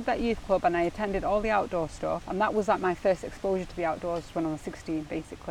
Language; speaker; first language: English; native; English